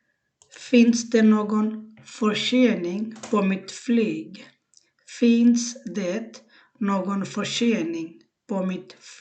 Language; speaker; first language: Swedish; non-native, fluent; Bangla